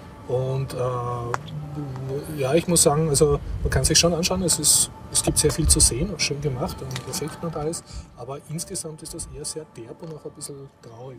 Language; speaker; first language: German; native; German